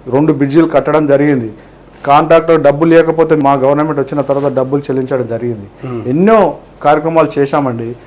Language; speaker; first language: Telugu; native; Telugu